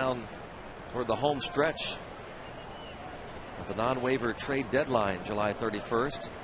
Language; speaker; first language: English; native; English